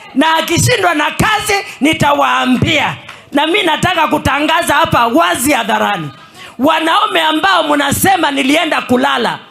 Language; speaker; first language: Swahili; non-native, local second language; Kamba